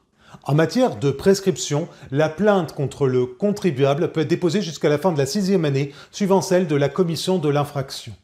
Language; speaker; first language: French; native; French